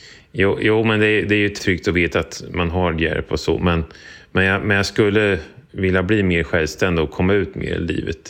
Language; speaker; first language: Swedish; native; Swedish